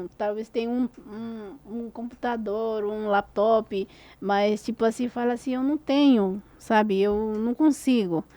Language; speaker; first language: Portuguese; non-native, fluent; Spanish